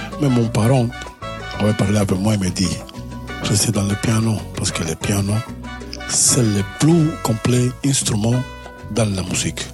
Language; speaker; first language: French; non-native, learner; Spanish